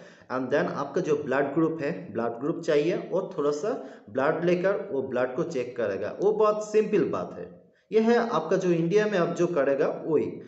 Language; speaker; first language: Hindi; non-native, learner; Bangla